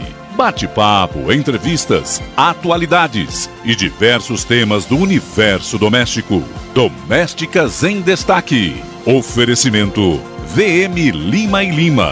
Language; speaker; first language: Portuguese; native; Portuguese